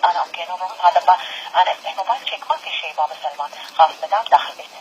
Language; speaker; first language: Arabic; native; Arabic